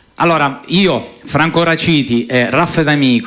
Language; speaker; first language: Italian; native; Italian